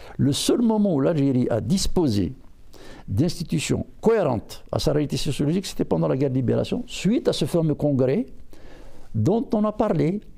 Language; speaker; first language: French; non-native, local second language; Berber languages